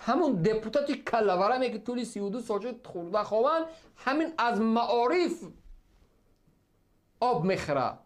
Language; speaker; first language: Persian; native; Persian